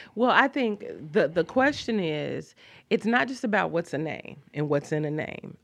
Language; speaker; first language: English; native; English